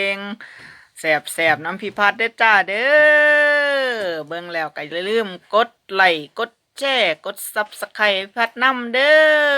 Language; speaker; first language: Thai; native; Thai